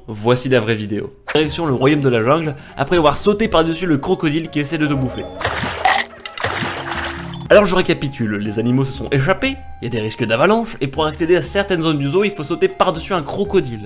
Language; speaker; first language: French; native; French